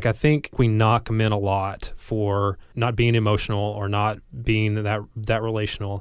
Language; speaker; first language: English; native; English